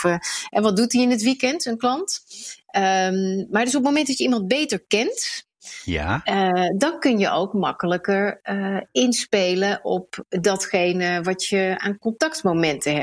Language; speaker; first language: Dutch; native; Dutch